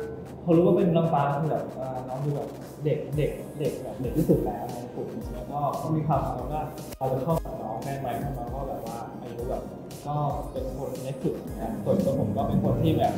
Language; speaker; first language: Thai; native; Thai